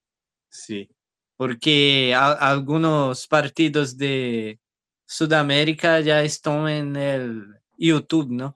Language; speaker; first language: Spanish; non-native, learner; Portuguese